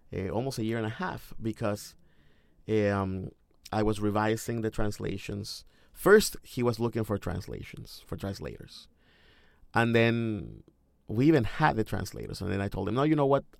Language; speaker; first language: English; non-native, fluent; Spanish